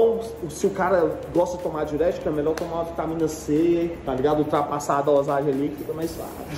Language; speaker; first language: Portuguese; native; Portuguese